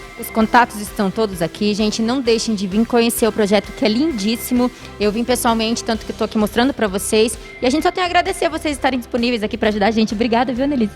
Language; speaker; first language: Portuguese; native; Portuguese